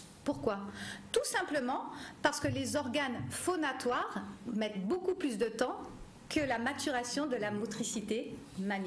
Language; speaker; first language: French; native; French